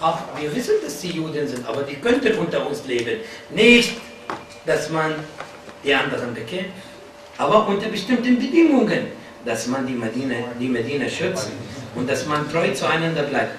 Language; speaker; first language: German; non-native, fluent; Arabic